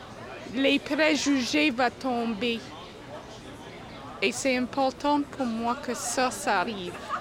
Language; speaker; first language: French; non-native, local second language; English